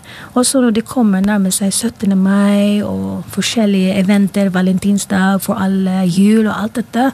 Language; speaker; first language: Norwegian; non-native, fluent; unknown